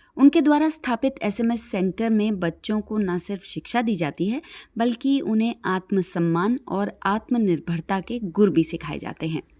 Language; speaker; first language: Hindi; native; Hindi